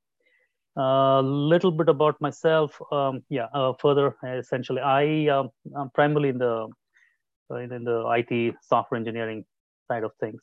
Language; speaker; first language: English; non-native, local second language; Kannada